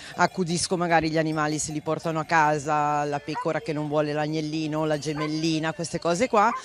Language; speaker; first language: Italian; native; Italian